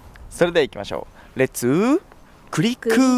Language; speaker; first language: Japanese; native; Japanese